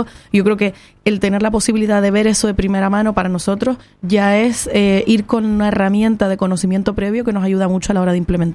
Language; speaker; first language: Spanish; native; Spanish